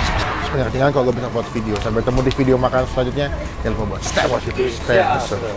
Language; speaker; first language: Indonesian; native; Indonesian